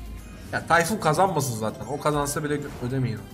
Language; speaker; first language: Turkish; native; Turkish